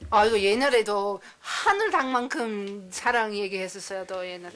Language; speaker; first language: Korean; non-native, learner; English